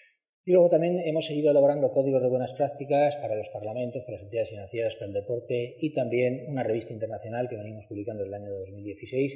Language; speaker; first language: Spanish; native; Spanish